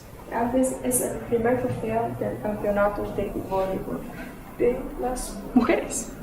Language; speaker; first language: Spanish; non-native, local second language; Low German